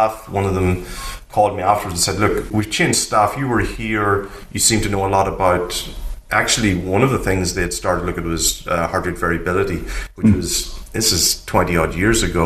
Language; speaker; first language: English; native; English